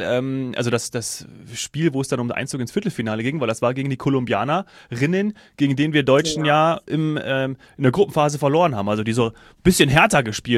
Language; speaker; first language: German; native; German